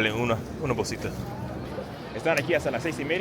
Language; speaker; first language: Spanish; non-native, learner; English